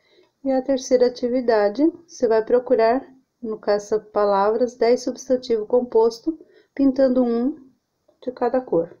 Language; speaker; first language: Portuguese; native; Portuguese